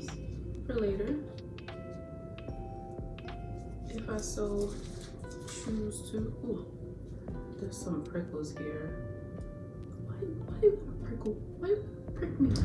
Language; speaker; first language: English; native; English